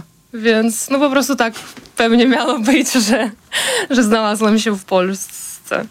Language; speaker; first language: Polish; non-native, fluent; Ukrainian